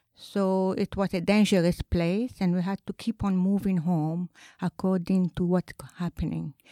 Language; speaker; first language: English; non-native, fluent; Arabic